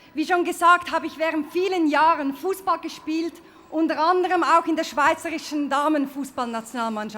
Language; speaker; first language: German; native; German